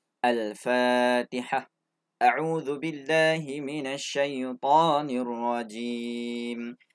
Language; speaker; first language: Malay; native; Malay